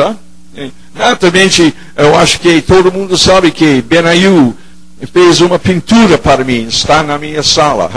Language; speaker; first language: Portuguese; non-native, fluent; English